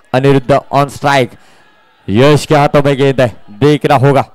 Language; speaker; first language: Hindi; non-native, local second language; Marathi